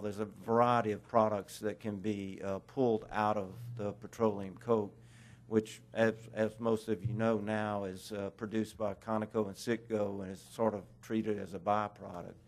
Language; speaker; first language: English; native; English